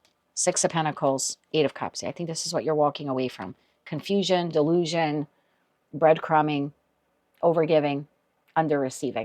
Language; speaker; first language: English; native; English